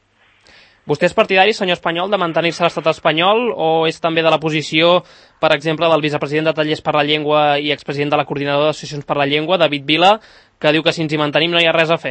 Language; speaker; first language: Catalan; native; Catalan